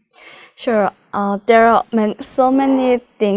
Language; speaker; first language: English; non-native, learner; Korean